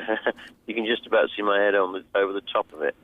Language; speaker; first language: English; native; English